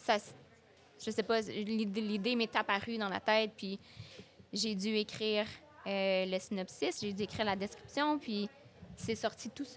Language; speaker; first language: French; native; French